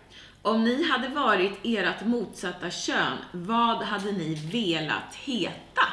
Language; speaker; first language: Swedish; native; Swedish